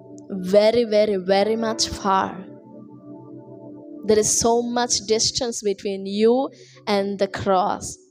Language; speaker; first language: English; non-native, local second language; Telugu